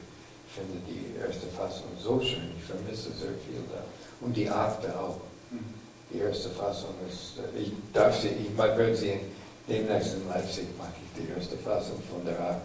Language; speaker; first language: German; non-native, fluent; English